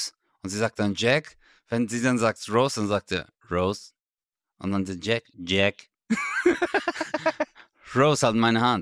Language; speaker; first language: German; native; German